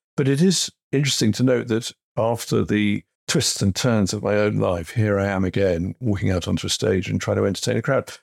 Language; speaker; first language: English; native; English